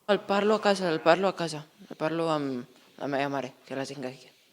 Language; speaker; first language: Catalan; early bilingual, other home language; Ukrainian